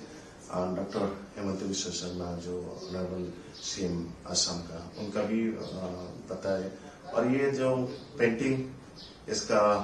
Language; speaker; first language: Hindi; non-native, local second language; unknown